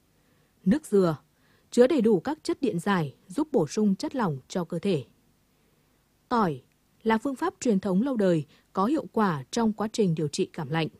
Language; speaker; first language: Vietnamese; native; Vietnamese